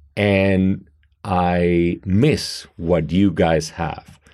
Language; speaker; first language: English; non-native, fluent; Spanish